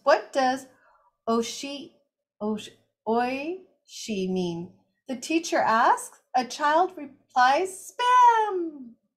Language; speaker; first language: English; native; English